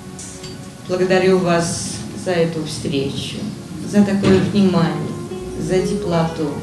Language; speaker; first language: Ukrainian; non-native, learner; Georgian